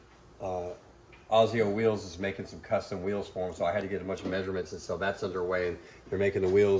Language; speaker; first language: English; native; English